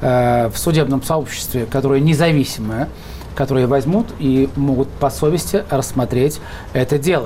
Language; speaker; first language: Russian; native; Russian